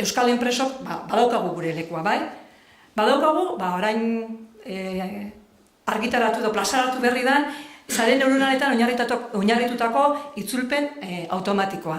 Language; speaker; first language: Basque; native; Basque